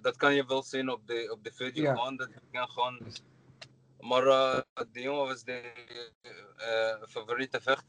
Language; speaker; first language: Dutch; non-native, learner; Arabic